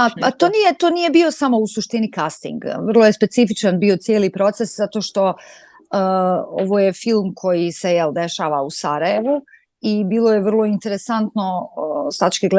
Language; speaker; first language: Croatian; native; Croatian